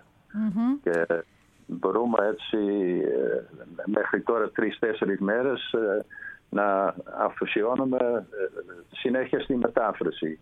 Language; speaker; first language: Greek; non-native, fluent; Dutch